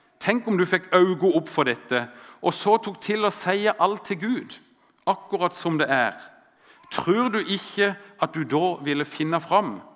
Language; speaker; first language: Norwegian; native; Norwegian